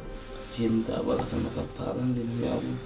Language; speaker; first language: Indonesian; native; Indonesian